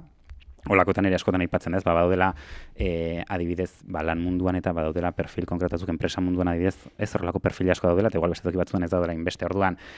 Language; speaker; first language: Basque; native; Basque